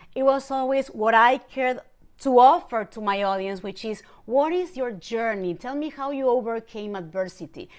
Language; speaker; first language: English; non-native, fluent; Spanish